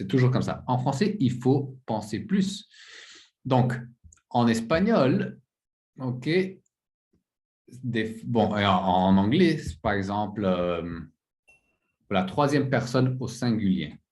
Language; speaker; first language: French; non-native, fluent; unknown